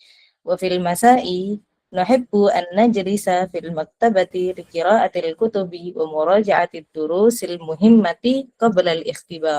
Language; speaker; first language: Arabic; non-native, learner; Indonesian